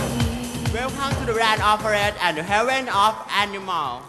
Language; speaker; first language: English; non-native, learner; Thai